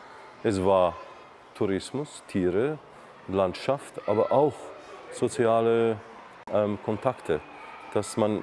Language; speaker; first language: German; non-native, fluent; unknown